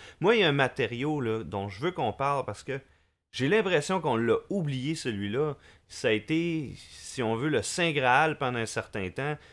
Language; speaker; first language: French; native; French